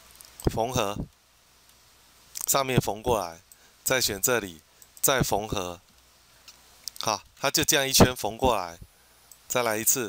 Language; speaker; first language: Chinese; native; Chinese